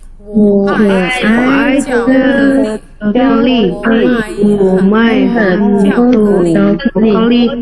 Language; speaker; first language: Chinese; non-native, learner; Indonesian